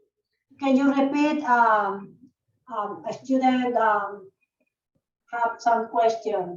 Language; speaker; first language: English; non-native, learner; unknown